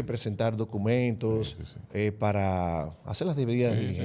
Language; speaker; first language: Spanish; native; Spanish